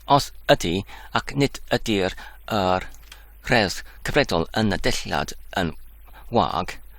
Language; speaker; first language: Welsh; non-native, learner; Dutch